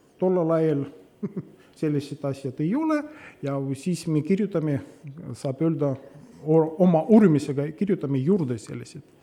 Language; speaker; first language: Estonian; non-native, local second language; Russian